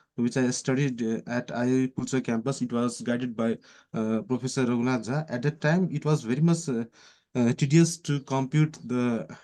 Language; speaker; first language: English; non-native, local second language; Nepali